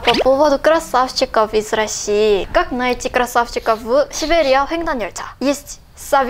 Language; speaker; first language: Russian; non-native, learner; Korean